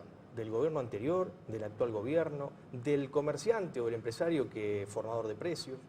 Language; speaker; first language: Spanish; native; Spanish